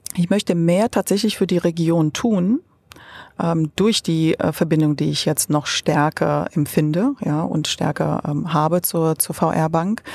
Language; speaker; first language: German; non-native, fluent; Romanian